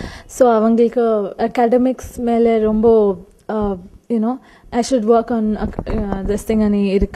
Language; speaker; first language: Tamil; non-native, learner; Kannada